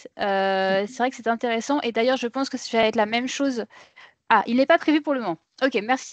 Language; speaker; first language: French; native; French